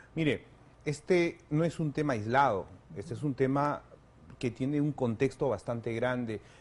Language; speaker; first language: Spanish; native; Spanish